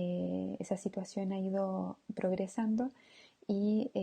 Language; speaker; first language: Spanish; native; Spanish